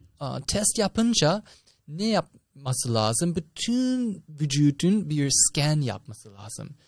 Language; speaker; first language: Turkish; non-native, fluent; English